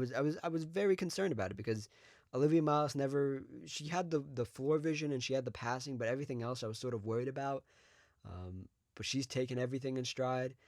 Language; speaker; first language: English; native; English